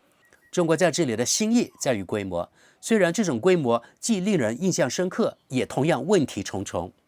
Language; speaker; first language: Chinese; native; Chinese